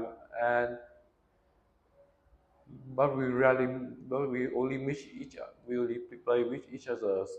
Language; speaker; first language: English; non-native, learner; Vietnamese